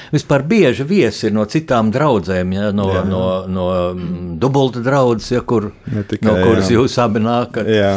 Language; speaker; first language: Latvian; native; Latvian